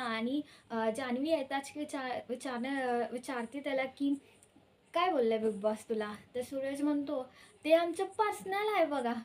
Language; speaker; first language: Marathi; early bilingual, heritage; Marathi